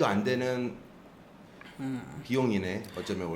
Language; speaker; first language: Korean; native; Korean